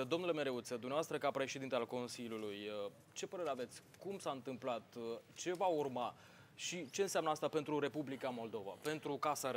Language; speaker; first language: Romanian; native; Romanian